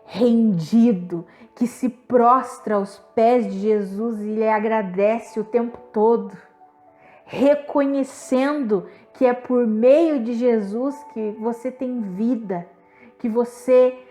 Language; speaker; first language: Portuguese; native; Portuguese